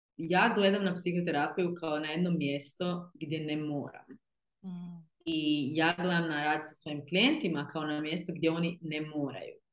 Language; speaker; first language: Croatian; native; Croatian